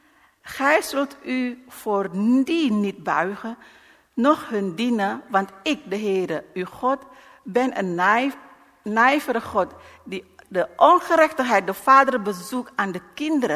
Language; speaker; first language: Dutch; non-native, learner; Indonesian